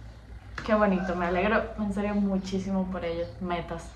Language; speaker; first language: Spanish; native; Spanish